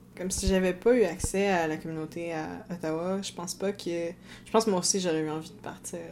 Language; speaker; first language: French; native; French